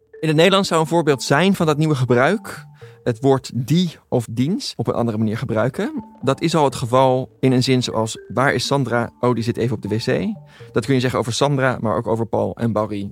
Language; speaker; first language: Dutch; native; Dutch